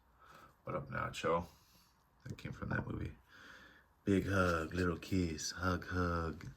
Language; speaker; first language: English; native; English